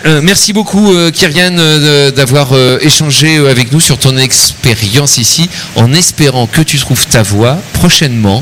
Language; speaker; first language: French; native; French